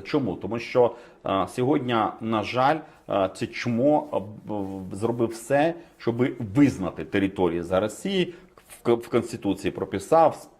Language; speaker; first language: Ukrainian; non-native, fluent; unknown